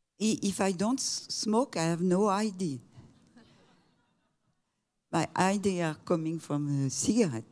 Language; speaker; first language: English; non-native, fluent; French